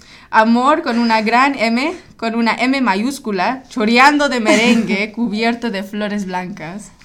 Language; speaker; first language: Spanish; early bilingual, heritage; Spanish